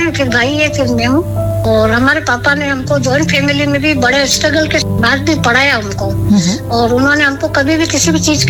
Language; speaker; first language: Hindi; native; Hindi